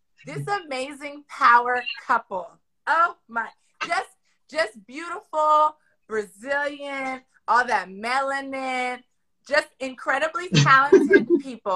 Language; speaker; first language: English; native; English